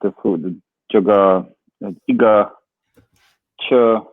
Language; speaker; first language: Chinese; non-native, learner; English